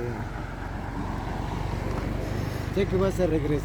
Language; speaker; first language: Spanish; native; Spanish